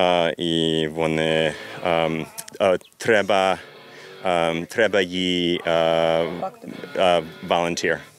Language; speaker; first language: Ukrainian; early bilingual, heritage; English